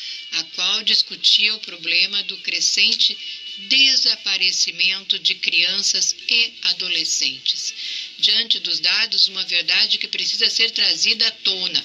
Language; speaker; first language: Portuguese; native; Portuguese